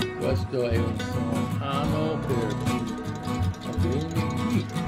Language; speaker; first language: Italian; non-native, learner; English